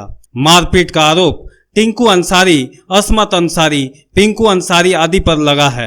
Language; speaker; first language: Hindi; native; Hindi